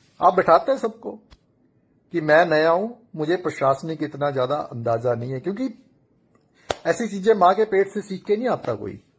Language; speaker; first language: Hindi; native; Hindi